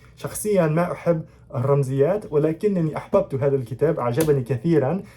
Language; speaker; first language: Arabic; non-native, fluent; English